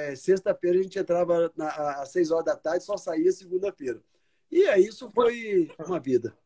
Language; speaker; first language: Portuguese; native; Portuguese